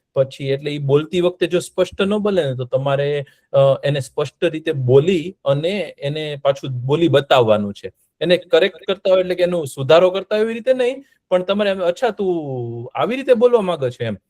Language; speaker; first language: Gujarati; native; Gujarati